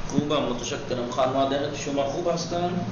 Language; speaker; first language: Persian; non-native, fluent; Urdu